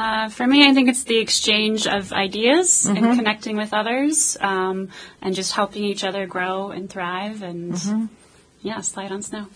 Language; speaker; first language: English; native; English